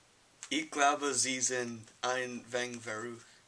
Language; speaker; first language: German; non-native, learner; English